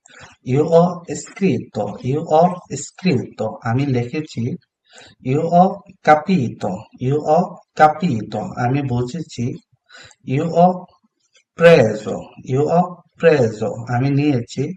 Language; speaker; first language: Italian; non-native, fluent; Bangla